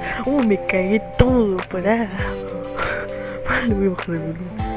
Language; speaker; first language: Spanish; native; Spanish